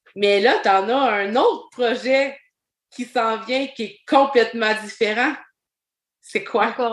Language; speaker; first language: French; native; French